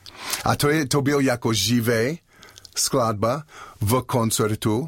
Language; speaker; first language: Czech; non-native, learner; English